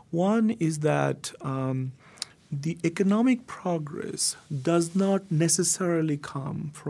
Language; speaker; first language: English; non-native, local second language; Bangla